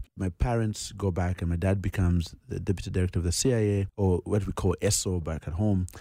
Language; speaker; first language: English; non-native, local second language; Ganda